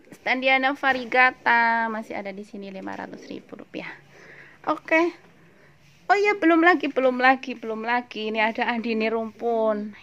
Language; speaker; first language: Indonesian; non-native, local second language; Javanese